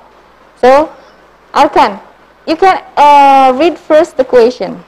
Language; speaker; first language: English; non-native, learner; Indonesian